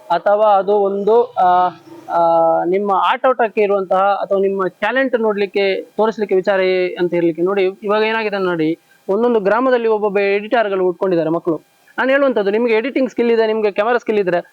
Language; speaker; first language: Kannada; non-native, local second language; Tulu